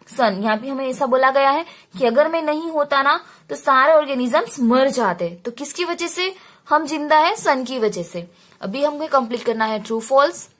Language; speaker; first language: Hindi; non-native, local second language; Gujarati